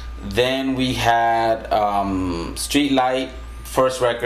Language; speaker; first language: English; early bilingual, other home language; Spanish